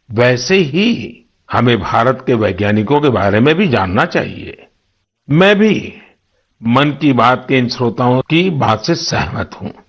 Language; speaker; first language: Hindi; non-native, local second language; Gujarati